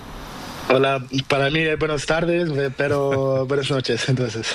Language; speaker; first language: Spanish; non-native, learner; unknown